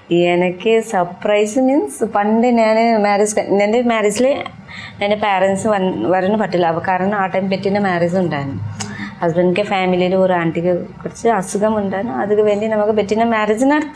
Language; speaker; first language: Malayalam; non-native, learner; Nepali